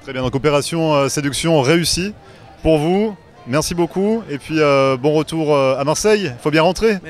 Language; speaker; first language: French; native; French